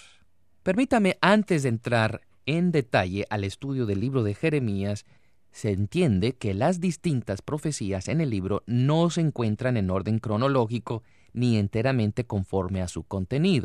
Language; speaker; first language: Spanish; native; Spanish